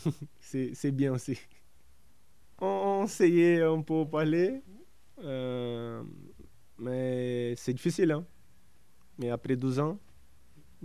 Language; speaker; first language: French; non-native, learner; Portuguese